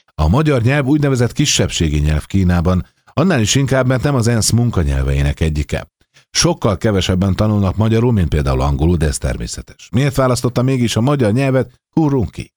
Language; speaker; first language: Hungarian; native; Hungarian